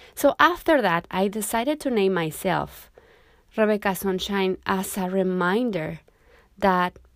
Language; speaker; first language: English; non-native, fluent; Spanish